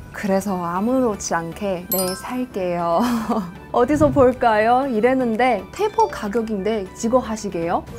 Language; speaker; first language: Korean; non-native, fluent; Chinese